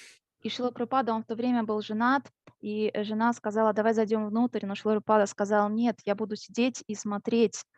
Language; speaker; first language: Russian; native; Russian